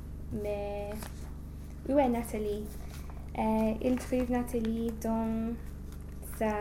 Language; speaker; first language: French; non-native, learner; English